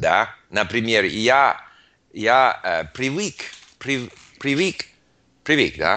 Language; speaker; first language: Russian; non-native, learner; English